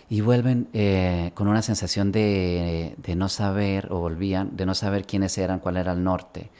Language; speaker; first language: Spanish; early bilingual, other home language; Swedish